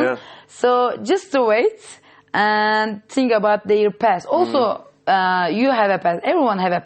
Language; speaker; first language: English; non-native, fluent; Turkish